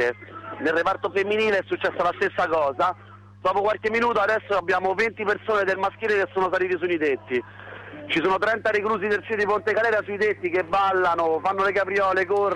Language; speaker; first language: Italian; native; Italian